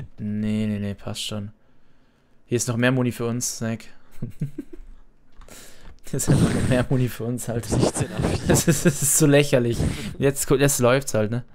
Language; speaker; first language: German; native; German